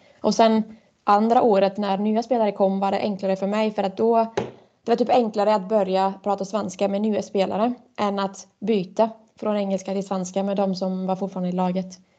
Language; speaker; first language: Swedish; non-native, fluent; German